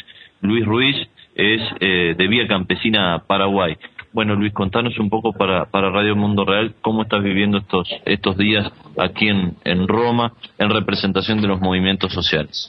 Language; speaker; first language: Spanish; native; Spanish